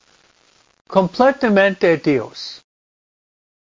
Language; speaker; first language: Spanish; non-native, fluent; English